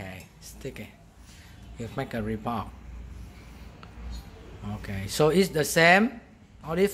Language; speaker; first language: English; non-native, learner; Vietnamese